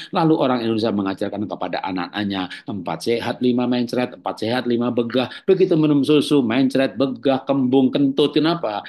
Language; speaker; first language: Indonesian; native; Indonesian